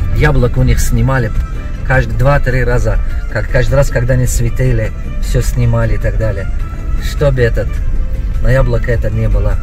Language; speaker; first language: Russian; non-native, local second language; Tajik